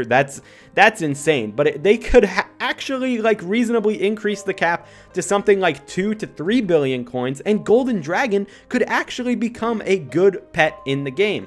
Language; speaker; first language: English; native; English